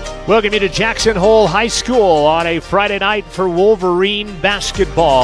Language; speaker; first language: English; native; English